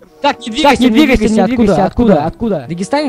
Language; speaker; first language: Russian; native; Russian